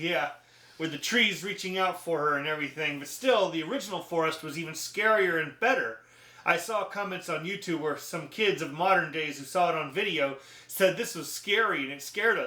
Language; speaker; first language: English; native; English